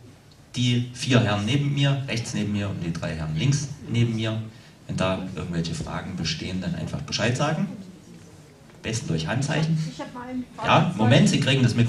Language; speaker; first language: German; native; German